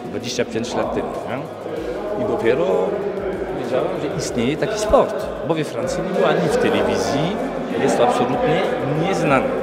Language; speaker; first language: Polish; non-native, fluent; French